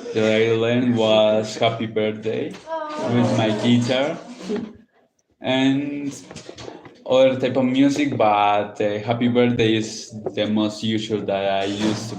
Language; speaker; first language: English; non-native, learner; Spanish